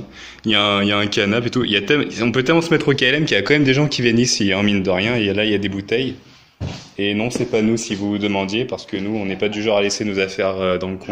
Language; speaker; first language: French; native; French